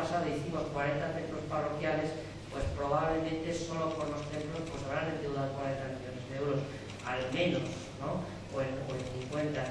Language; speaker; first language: Spanish; native; Spanish